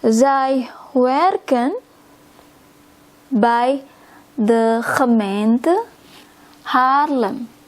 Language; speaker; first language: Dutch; non-native, learner; Indonesian